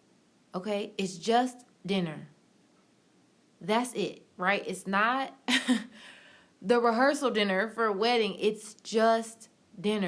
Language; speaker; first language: English; native; English